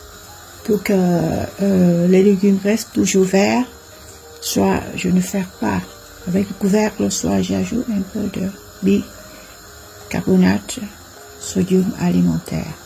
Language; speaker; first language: French; non-native, fluent; Vietnamese